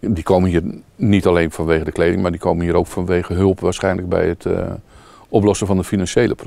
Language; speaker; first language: Dutch; native; Dutch